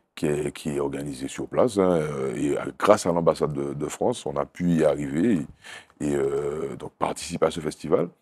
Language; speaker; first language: French; native; French